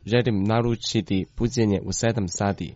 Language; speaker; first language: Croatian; non-native, fluent; Chinese